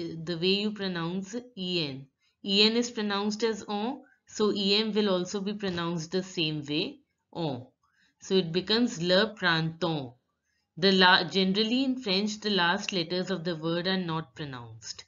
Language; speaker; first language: English; non-native, local second language; Hindi